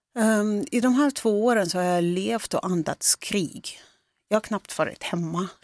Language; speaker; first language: Swedish; early bilingual, other home language; Russian